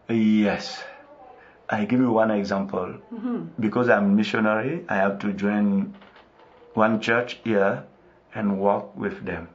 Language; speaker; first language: English; non-native, local second language; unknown